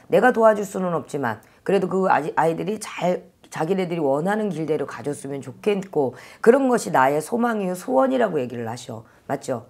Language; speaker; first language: Korean; native; Korean